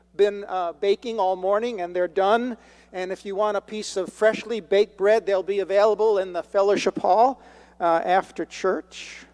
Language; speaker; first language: English; native; English